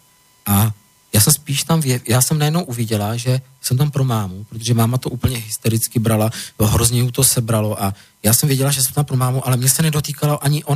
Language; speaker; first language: Czech; native; Czech